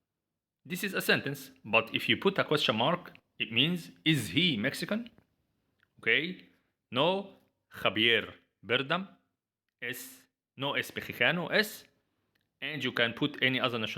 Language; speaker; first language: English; non-native, fluent; Arabic